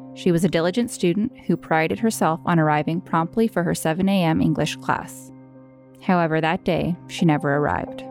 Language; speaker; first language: English; native; English